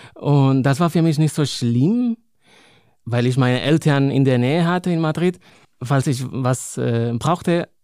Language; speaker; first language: German; non-native, fluent; Spanish